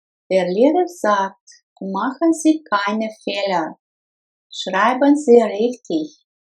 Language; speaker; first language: German; non-native, fluent; Russian